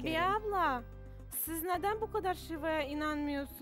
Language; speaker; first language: Turkish; non-native, learner; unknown